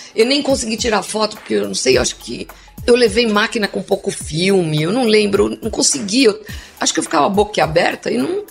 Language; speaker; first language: Portuguese; non-native, local second language; English